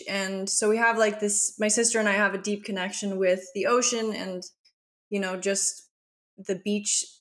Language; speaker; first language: English; native; English